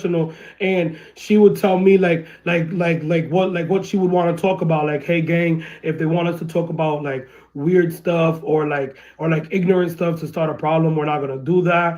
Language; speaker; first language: English; early bilingual, other home language; Spanish